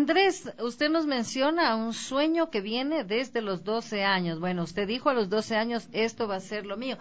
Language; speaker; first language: Spanish; native; Spanish